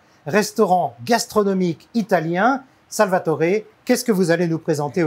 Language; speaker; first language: French; native; French